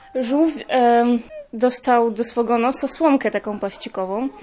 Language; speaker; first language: Polish; non-native, fluent; Ukrainian